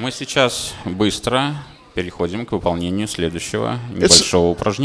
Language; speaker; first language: Russian; native; Russian